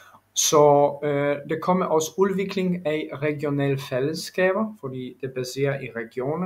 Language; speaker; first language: Danish; non-native, learner; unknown